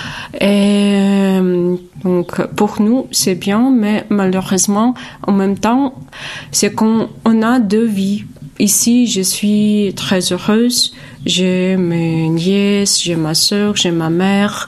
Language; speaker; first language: French; non-native, fluent; Ukrainian